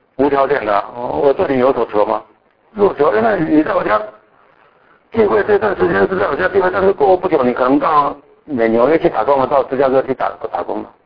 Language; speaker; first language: Chinese; native; Chinese